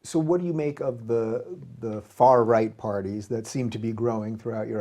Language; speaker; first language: English; native; English